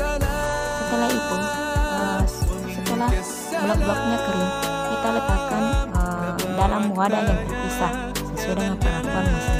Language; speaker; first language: Indonesian; native; Indonesian